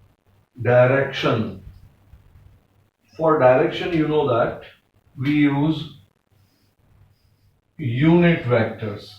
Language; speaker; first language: English; non-native, local second language; Hindi